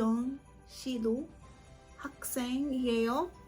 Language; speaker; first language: Korean; non-native, learner; English